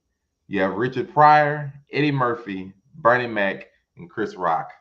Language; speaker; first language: English; native; English